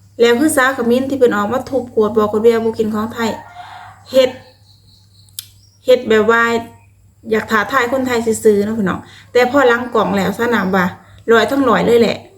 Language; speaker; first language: Thai; non-native, local second language; Lao